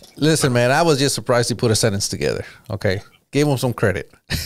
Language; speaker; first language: English; early bilingual, other home language; Spanish